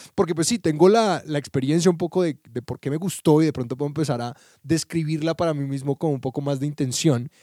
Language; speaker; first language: Spanish; native; Spanish